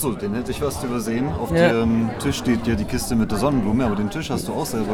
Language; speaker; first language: German; native; German